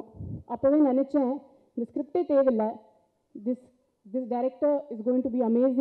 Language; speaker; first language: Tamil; non-native, fluent; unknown